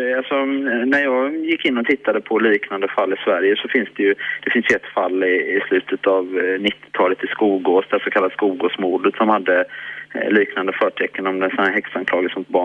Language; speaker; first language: Swedish; native; Swedish